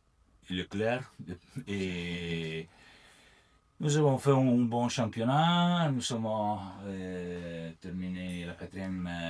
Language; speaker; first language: French; non-native, learner; Italian